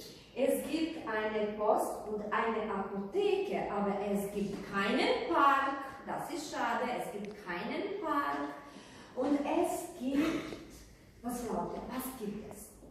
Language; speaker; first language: German; non-native, fluent; Croatian